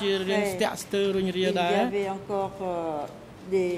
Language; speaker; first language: French; non-native, local second language; Khmer